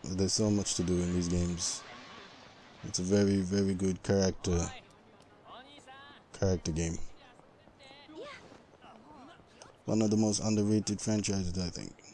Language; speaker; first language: English; native; English